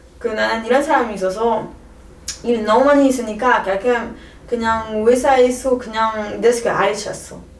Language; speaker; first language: Korean; non-native, learner; French